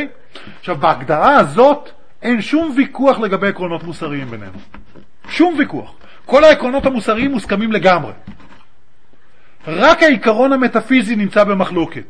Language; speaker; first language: Hebrew; native; Hebrew